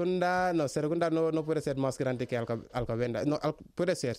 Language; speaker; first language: Spanish; non-native, learner; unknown